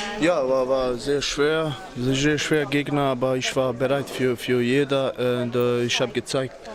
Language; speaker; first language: German; non-native, learner; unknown